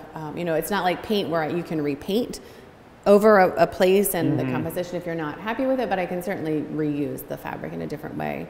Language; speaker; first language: English; native; English